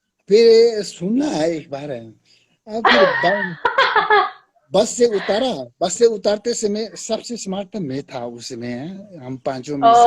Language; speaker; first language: Hindi; non-native, local second language; Tibetan